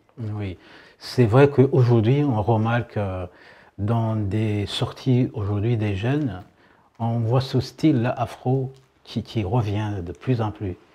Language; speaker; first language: French; non-native, local second language; Kinyarwanda